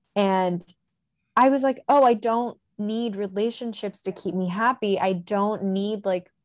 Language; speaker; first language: English; non-native, local second language; Japanese